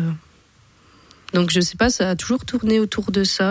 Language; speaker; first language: French; native; French